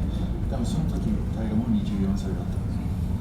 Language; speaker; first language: Japanese; non-native, fluent; English